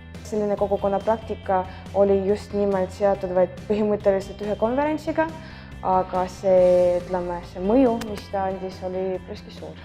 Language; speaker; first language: Estonian; native; Estonian